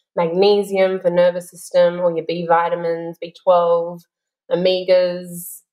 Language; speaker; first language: English; native; English